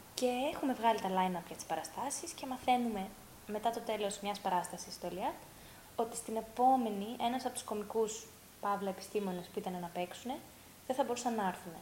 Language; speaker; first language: Greek; early bilingual, heritage; Greek